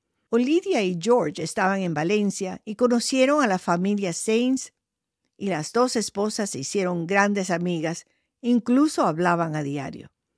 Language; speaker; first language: Spanish; early bilingual, heritage; Spanish